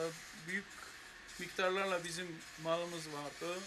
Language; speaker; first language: Turkish; non-native, fluent; Armenian